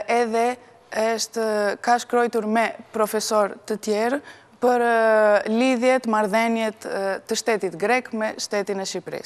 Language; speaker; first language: Albanian; early bilingual, heritage; Albanian